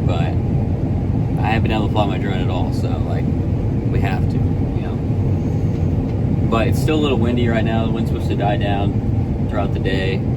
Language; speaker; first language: English; native; English